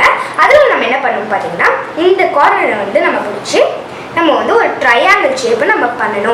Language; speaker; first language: Tamil; native; Tamil